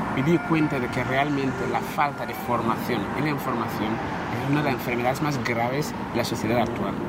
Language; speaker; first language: Spanish; non-native, fluent; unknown